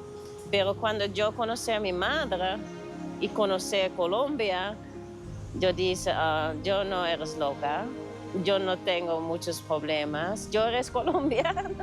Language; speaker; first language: Spanish; non-native, learner; Dutch